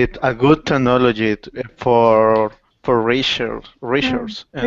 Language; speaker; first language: English; non-native, learner; Spanish